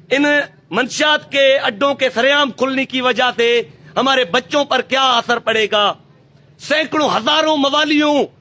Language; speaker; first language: Urdu; non-native, local second language; Sindhi